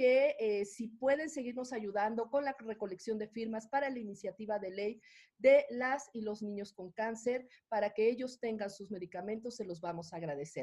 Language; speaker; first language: Spanish; native; Spanish